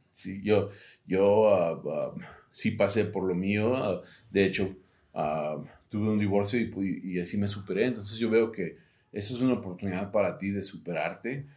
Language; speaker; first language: Spanish; early bilingual, heritage; Spanish